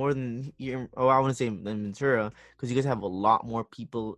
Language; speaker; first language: English; non-native, local second language; Filipino